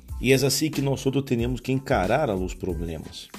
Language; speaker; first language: Portuguese; non-native, learner; Spanish